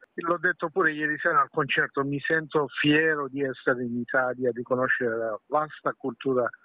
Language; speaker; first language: Italian; non-native, fluent; Persian